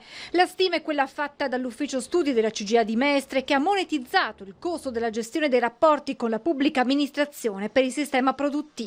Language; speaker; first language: Italian; native; Italian